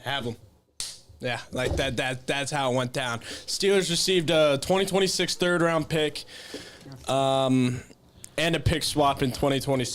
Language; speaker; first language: English; native; English